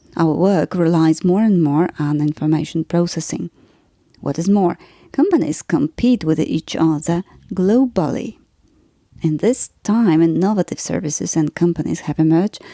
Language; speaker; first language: English; non-native, fluent; Polish